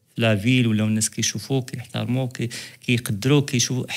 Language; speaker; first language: French; non-native, local second language; Arabic